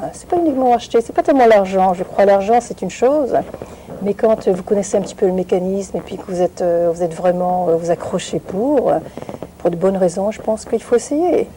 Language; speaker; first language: French; non-native, fluent; Vietnamese